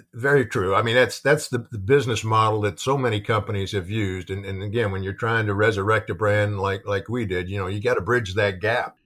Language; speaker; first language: English; native; English